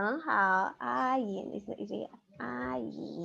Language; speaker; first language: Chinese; non-native, fluent; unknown